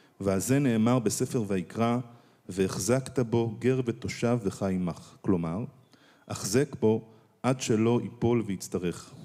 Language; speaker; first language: Hebrew; native; Hebrew